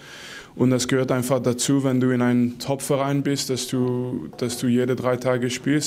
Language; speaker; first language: German; non-native, fluent; Dutch